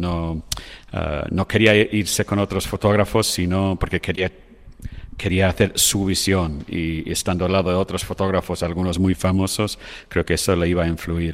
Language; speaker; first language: Spanish; non-native, fluent; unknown